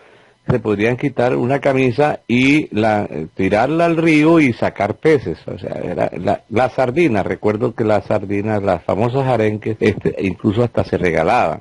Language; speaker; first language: Spanish; native; Spanish